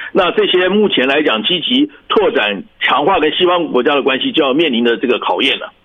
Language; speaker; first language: Chinese; native; Chinese